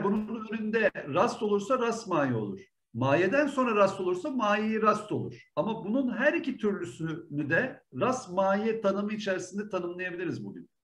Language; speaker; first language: Turkish; native; Turkish